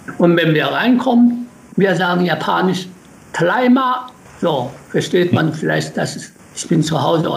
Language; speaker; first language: German; non-native, learner; Japanese